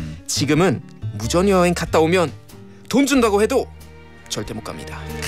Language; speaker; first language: Korean; non-native, fluent; German